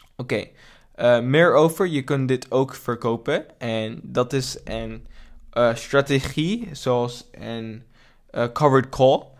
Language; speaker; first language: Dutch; non-native, learner; English